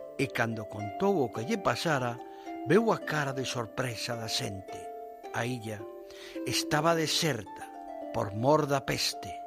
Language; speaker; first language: Galician; native; Galician